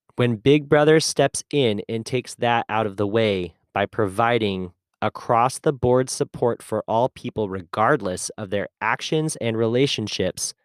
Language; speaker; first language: English; native; English